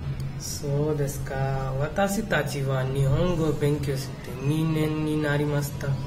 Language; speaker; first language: Japanese; non-native, learner; Nepali